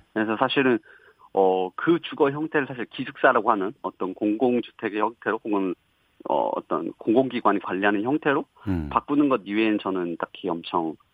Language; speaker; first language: Korean; native; Korean